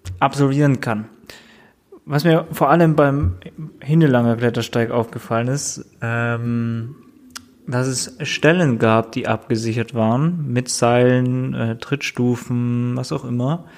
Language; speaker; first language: German; native; German